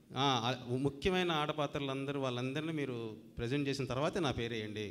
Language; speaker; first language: Telugu; native; Telugu